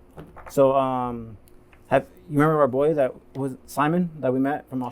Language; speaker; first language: English; native; English